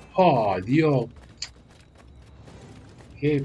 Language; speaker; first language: Spanish; native; Spanish